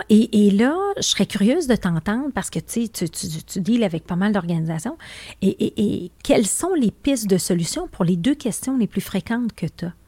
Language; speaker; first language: French; native; French